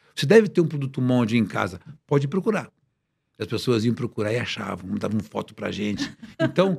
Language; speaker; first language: Portuguese; native; Portuguese